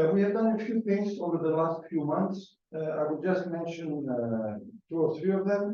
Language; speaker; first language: English; non-native, fluent; Greek